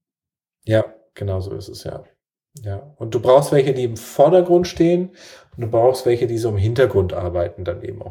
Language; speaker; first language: German; native; German